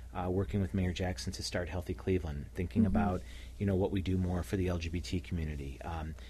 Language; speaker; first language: English; native; English